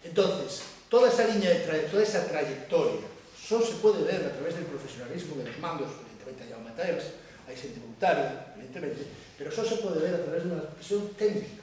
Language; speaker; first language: Spanish; native; Spanish